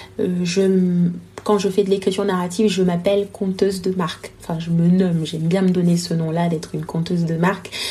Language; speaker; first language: French; non-native, local second language; Lingala